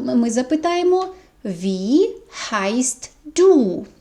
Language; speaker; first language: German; non-native, fluent; Ukrainian